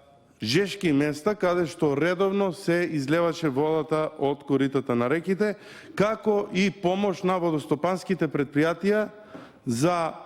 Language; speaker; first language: Macedonian; native; Macedonian